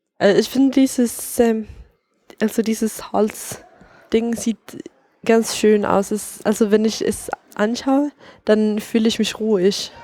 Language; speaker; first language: German; non-native, fluent; Swedish